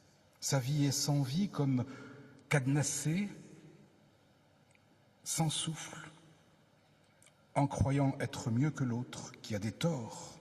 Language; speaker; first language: French; native; French